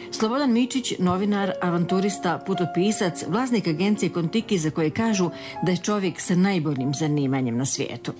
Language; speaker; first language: Serbian; native; Serbian